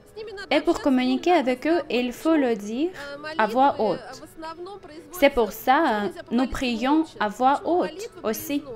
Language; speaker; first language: French; non-native, fluent; Russian